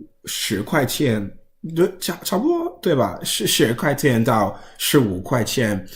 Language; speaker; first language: Chinese; non-native, learner; English